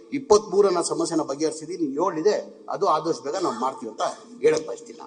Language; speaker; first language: Kannada; non-native, local second language; Urdu